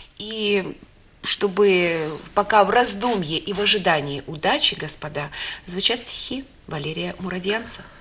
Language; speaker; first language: Russian; native; Russian